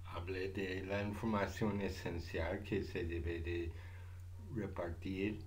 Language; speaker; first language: Spanish; non-native, fluent; English